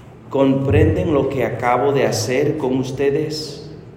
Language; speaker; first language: Spanish; non-native, fluent; English